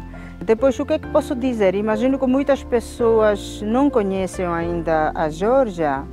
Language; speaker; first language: Portuguese; non-native, fluent; Georgian